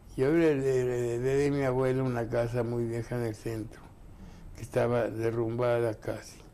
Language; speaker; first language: Spanish; native; Spanish